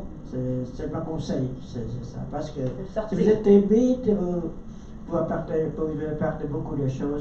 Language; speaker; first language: French; non-native, learner; Vietnamese